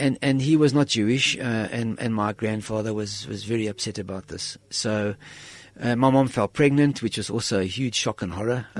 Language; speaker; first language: English; native; English